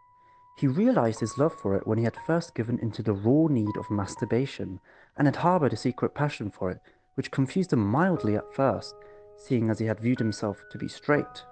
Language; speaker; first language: English; native; English